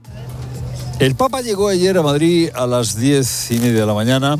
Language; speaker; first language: Spanish; native; Spanish